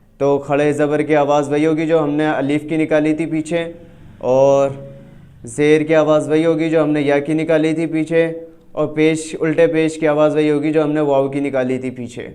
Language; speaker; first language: Urdu; native; Urdu